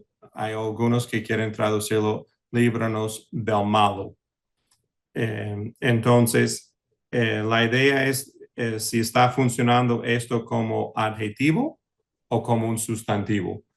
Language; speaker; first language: Spanish; early bilingual, heritage; English